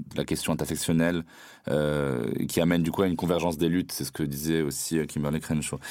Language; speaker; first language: French; non-native, local second language; Arabic